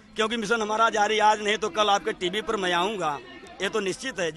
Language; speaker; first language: Hindi; native; Hindi